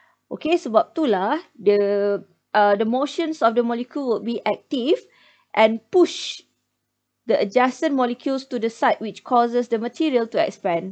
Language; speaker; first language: English; non-native, local second language; Malay